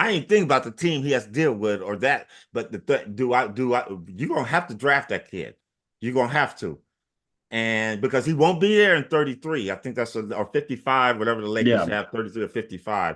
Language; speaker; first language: English; native; English